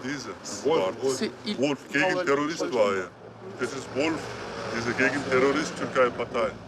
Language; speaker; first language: German; non-native, learner; Turkish